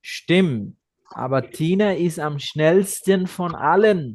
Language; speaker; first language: German; non-native, fluent; Bangla